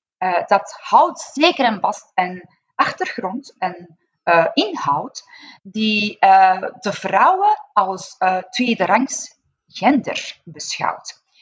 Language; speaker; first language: Dutch; non-native, fluent; Persian